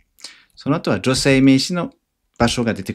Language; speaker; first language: Japanese; non-native, fluent; French